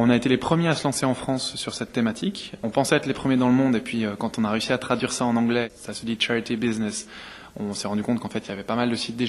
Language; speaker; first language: French; native; French